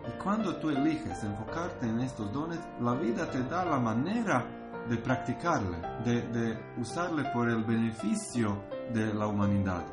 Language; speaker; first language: Spanish; non-native, learner; Croatian